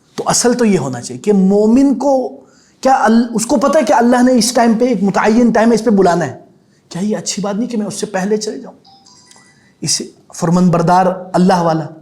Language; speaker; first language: Urdu; native; Urdu